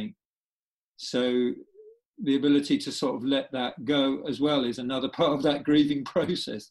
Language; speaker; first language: English; native; English